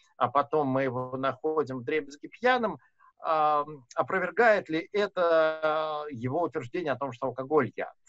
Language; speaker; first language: Russian; native; Russian